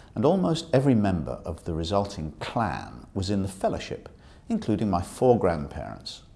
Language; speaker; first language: English; native; English